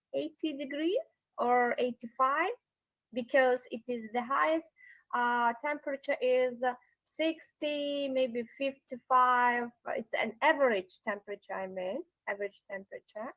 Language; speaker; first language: English; non-native, learner; Yakut